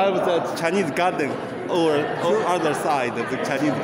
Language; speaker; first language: English; non-native, learner; Chinese